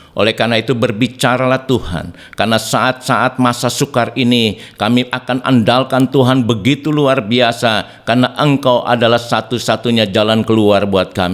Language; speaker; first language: Indonesian; native; Indonesian